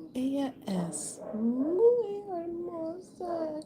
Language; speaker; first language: Spanish; non-native, learner; English